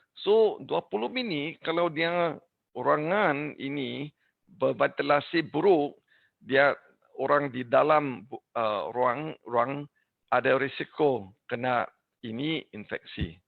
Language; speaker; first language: Indonesian; non-native, learner; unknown